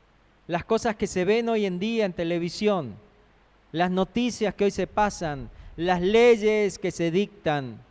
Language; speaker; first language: Spanish; native; Spanish